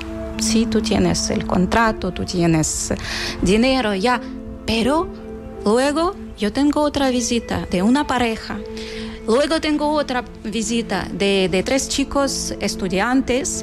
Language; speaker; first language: Spanish; non-native, fluent; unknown